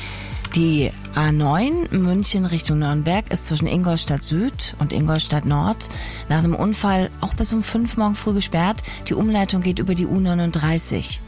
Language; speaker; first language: German; native; German